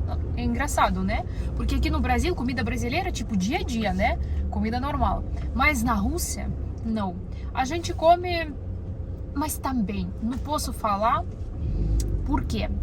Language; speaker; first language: Portuguese; non-native, learner; Russian